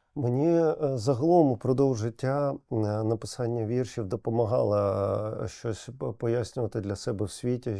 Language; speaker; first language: Ukrainian; non-native, local second language; Russian